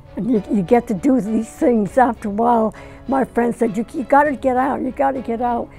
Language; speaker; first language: English; native; English